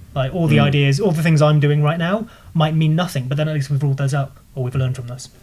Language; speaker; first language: English; native; English